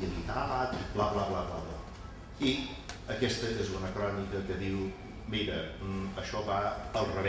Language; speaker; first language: Catalan; non-native, fluent; English